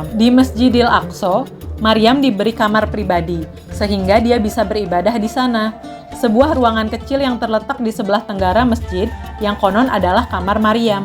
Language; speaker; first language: Indonesian; native; Indonesian